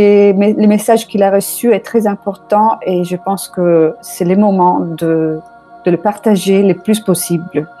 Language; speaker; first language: French; non-native, fluent; Italian